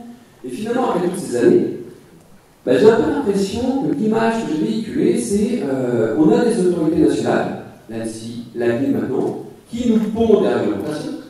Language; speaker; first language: French; native; French